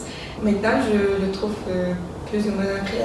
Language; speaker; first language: French; non-native, fluent; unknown